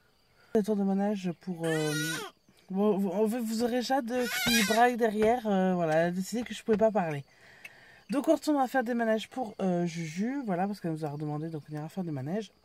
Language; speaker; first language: French; native; French